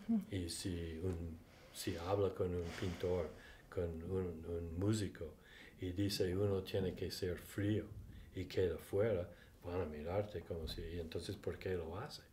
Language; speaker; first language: Spanish; non-native, fluent; English